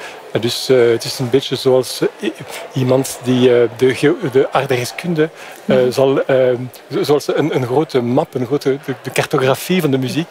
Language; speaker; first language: Dutch; non-native, fluent; French